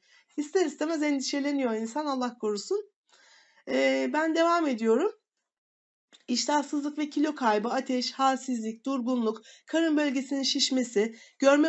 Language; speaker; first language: Turkish; native; Turkish